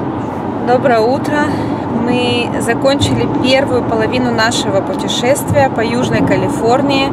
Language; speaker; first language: Russian; native; Russian